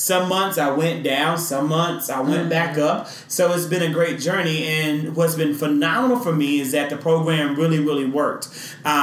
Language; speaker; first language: English; native; English